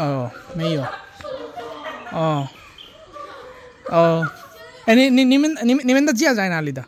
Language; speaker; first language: Chinese; non-native, learner; Bangla